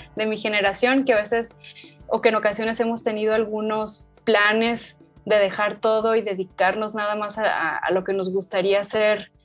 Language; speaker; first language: Spanish; native; Spanish